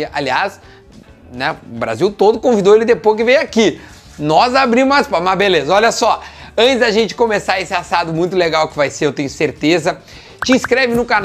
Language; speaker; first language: Portuguese; native; Portuguese